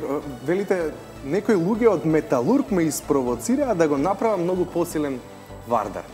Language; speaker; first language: Macedonian; native; Macedonian